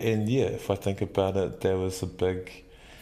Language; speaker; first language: English; native; English